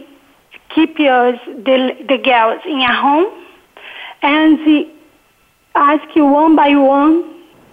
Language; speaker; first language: English; non-native, learner; Portuguese